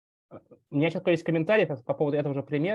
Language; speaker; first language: Russian; native; Russian